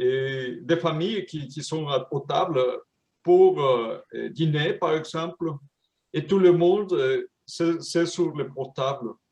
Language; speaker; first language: French; non-native, fluent; Spanish